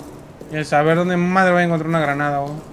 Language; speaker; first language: Spanish; native; Spanish